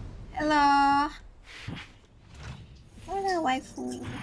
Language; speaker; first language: English; non-native, learner; Vietnamese